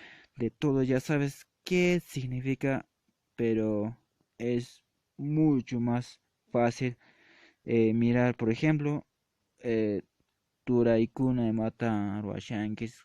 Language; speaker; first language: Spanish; non-native, local second language; Quechua